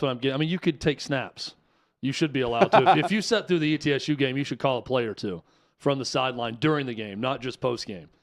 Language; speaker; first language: English; native; English